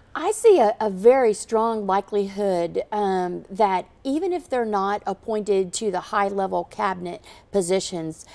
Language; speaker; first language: English; native; English